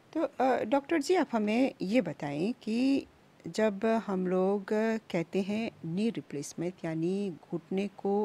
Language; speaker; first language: Hindi; non-native, local second language; Bhojpuri